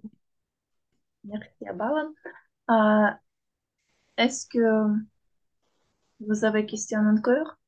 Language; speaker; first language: French; non-native, learner; Russian